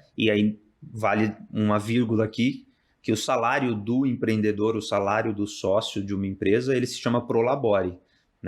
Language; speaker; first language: Portuguese; native; Portuguese